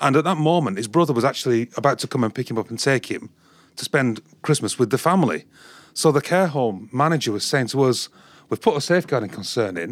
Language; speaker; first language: English; native; English